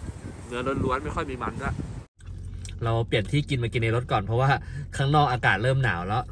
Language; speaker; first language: Thai; native; Thai